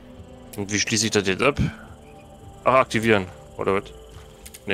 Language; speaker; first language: German; native; German